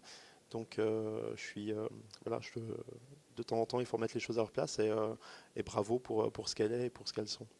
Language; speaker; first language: French; native; French